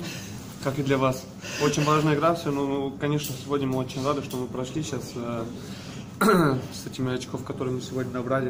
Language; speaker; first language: Russian; non-native, learner; German